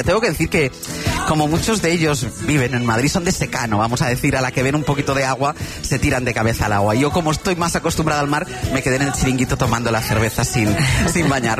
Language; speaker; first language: Spanish; native; Spanish